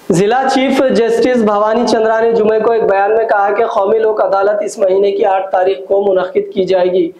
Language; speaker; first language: Urdu; native; Urdu